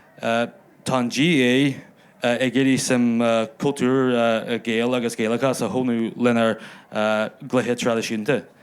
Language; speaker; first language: Irish; non-native, local second language; English